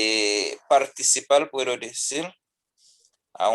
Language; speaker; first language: Spanish; non-native, fluent; Haitian Creole